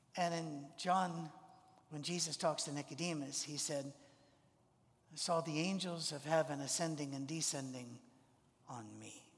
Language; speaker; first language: English; native; English